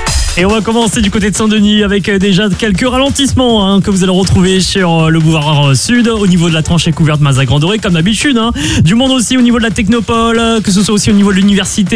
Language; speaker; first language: French; native; French